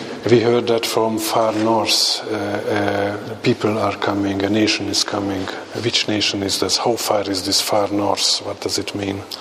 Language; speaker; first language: English; non-native, fluent; Hungarian